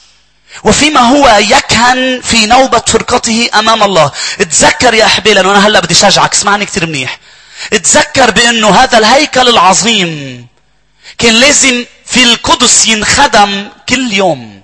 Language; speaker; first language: Arabic; native; Arabic